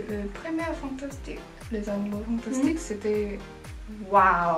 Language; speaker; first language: French; non-native, learner; Korean